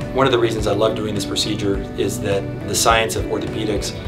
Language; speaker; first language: English; native; English